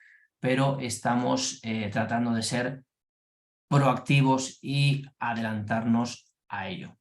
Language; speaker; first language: Spanish; native; Spanish